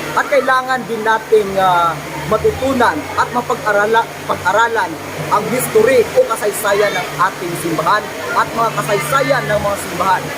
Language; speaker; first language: Filipino; non-native, local second language; Cebuano